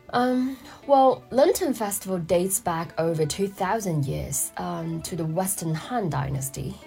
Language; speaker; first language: English; non-native, fluent; Chinese